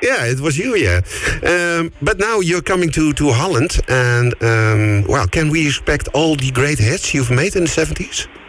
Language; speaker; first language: English; non-native, fluent; Dutch